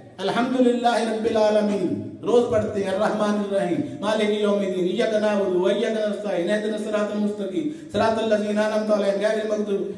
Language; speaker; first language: Urdu; non-native, local second language; Punjabi